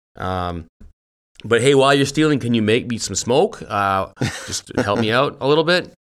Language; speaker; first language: English; native; English